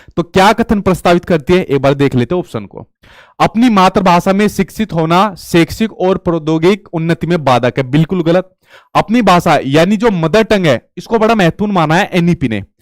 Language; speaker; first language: Hindi; native; Hindi